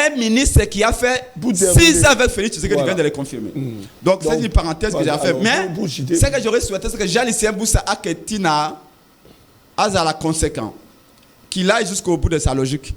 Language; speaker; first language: French; non-native, local second language; Lingala